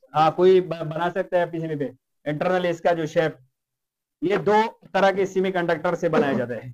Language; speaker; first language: Urdu; non-native, local second language; Pashto